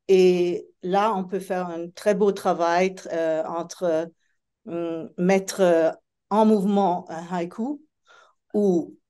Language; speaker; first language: French; non-native, fluent; Italian